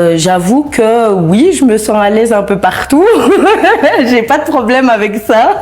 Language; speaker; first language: French; native; French